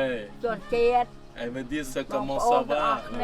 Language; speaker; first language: French; non-native, learner; Khmer